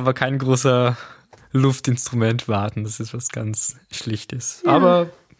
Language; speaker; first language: German; non-native, fluent; Portuguese